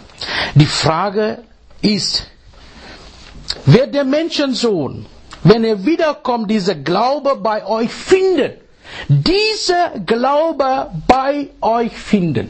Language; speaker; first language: German; non-native, fluent; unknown